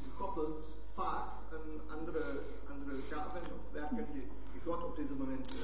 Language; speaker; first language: Dutch; non-native, fluent; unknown